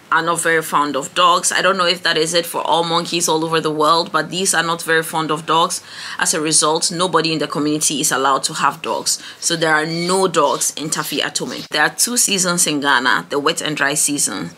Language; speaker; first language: English; non-native, local second language; Ewe